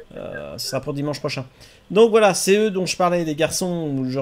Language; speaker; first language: French; native; French